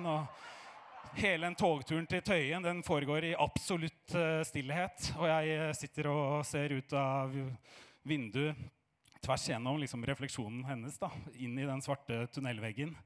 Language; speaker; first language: Norwegian; native; Norwegian